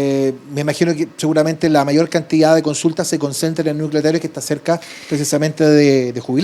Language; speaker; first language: Spanish; native; Spanish